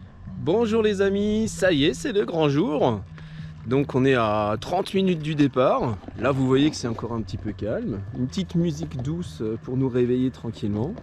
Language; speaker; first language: French; native; French